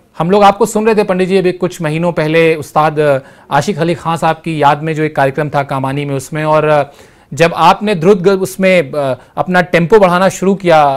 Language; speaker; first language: Hindi; native; Hindi